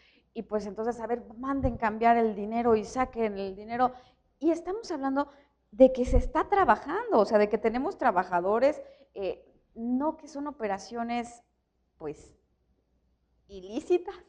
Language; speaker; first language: Spanish; native; Spanish